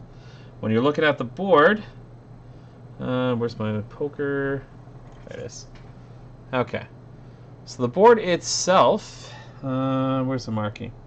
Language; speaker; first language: English; native; English